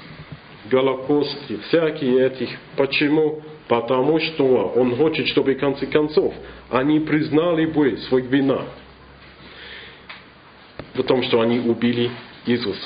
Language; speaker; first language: Russian; non-native, fluent; English